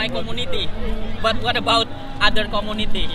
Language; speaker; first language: English; non-native, learner; Indonesian